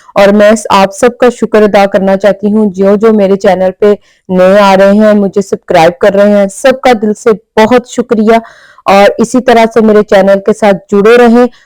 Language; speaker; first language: Urdu; non-native, local second language; Punjabi